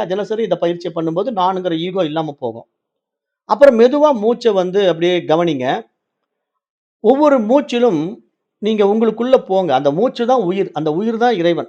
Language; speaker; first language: Tamil; native; Tamil